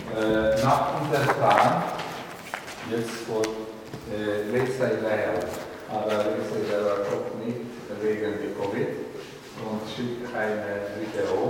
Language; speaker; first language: German; non-native, learner; Hungarian